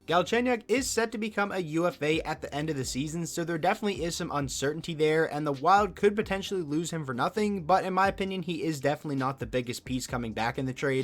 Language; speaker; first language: English; native; English